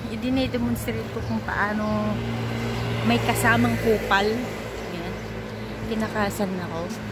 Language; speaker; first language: Filipino; non-native, local second language; Iloko